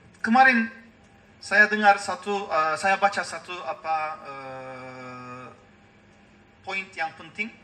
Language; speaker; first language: Indonesian; non-native, learner; Turkish